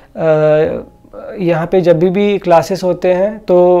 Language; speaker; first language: Hindi; non-native, local second language; Odia